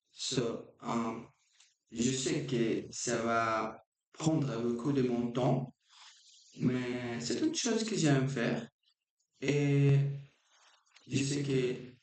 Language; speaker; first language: French; non-native, learner; Portuguese